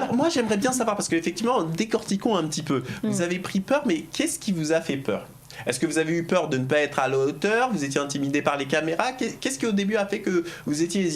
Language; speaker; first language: French; native; French